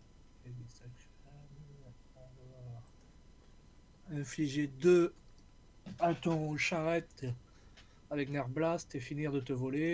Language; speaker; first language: French; native; French